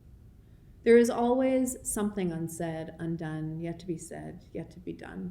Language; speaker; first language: English; native; English